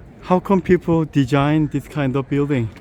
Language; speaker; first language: English; non-native, learner; Korean